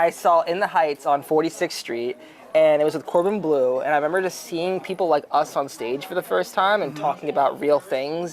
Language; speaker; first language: English; native; English